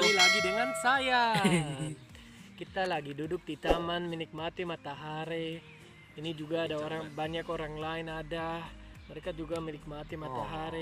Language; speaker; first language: Indonesian; non-native, fluent; German